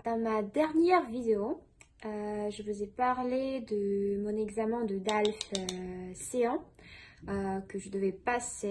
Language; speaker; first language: French; non-native, fluent; Russian